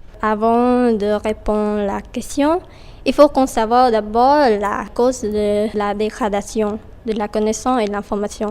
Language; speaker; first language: French; non-native, fluent; Khmer